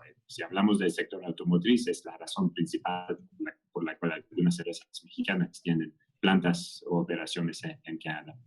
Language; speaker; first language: Spanish; non-native, fluent; French